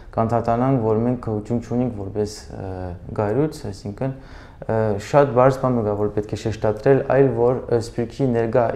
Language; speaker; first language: Armenian; early bilingual, heritage; Armenian